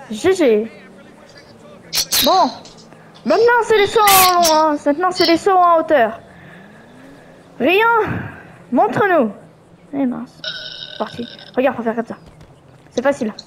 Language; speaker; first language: French; native; French